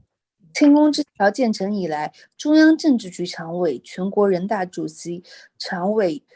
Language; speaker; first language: Chinese; native; Chinese